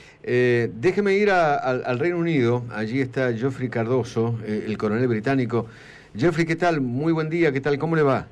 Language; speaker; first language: Spanish; native; Spanish